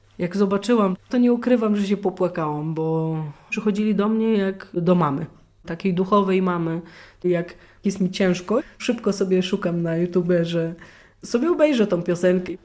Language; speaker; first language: Polish; native; Polish